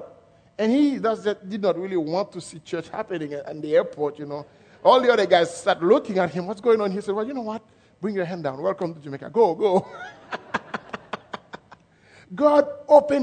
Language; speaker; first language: English; non-native, fluent; French